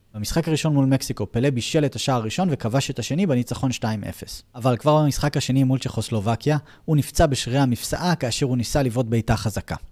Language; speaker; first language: Hebrew; native; Hebrew